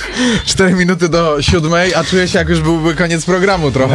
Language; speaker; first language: Polish; native; Polish